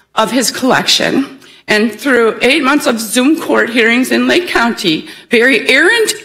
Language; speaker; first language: English; native; English